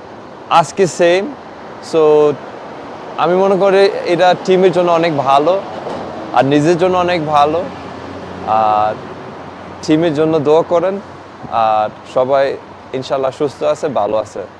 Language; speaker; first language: Bangla; early bilingual, heritage; Bangla